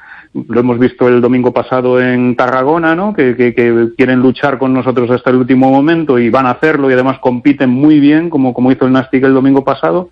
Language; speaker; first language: Spanish; native; Spanish